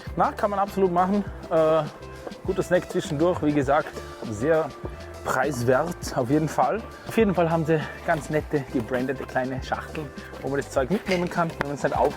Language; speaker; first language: German; native; German